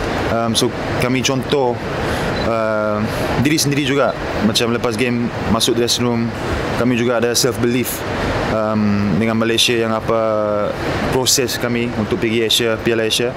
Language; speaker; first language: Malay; non-native, fluent; English